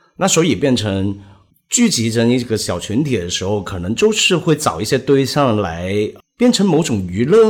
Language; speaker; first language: Chinese; non-native, local second language; Cantonese